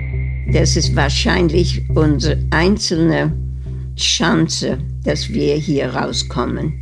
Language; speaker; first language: German; early bilingual, heritage; German